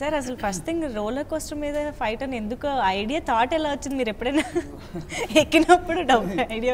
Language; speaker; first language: Telugu; native; Telugu